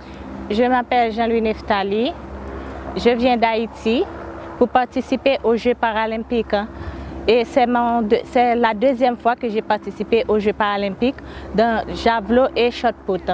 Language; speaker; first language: French; non-native, local second language; Haitian Creole